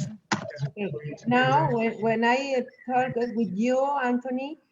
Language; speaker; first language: English; non-native, learner; Spanish